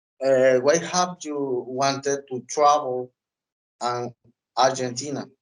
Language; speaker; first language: English; non-native, learner; Spanish